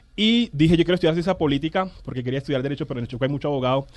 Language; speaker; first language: Spanish; native; Spanish